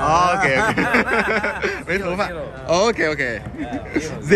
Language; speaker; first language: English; non-native, learner; Chinese